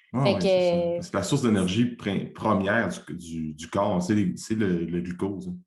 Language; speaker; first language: French; native; French